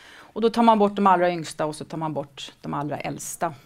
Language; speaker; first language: Swedish; native; Swedish